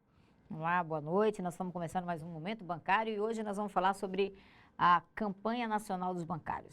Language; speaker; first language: Portuguese; native; Portuguese